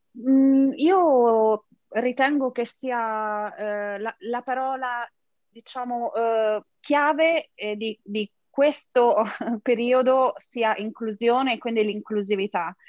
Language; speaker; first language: Italian; native; Italian